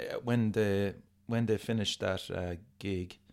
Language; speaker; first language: English; native; English